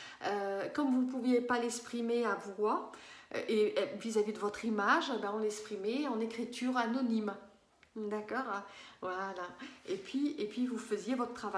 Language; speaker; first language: French; native; French